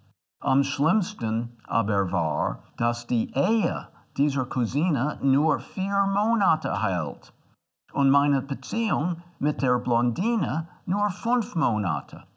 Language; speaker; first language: German; non-native, fluent; English